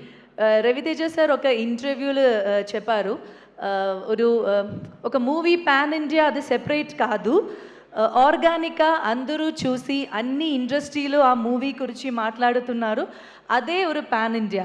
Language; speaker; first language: Telugu; non-native, learner; Malayalam